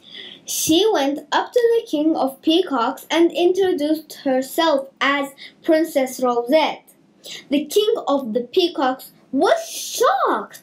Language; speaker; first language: English; native; English